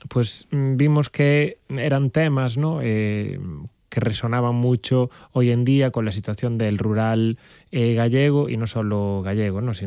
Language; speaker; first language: Spanish; native; Spanish